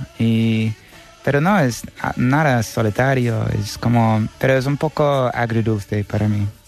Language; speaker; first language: Spanish; non-native, fluent; English